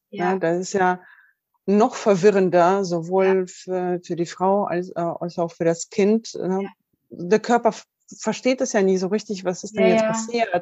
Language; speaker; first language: German; non-native, fluent; Russian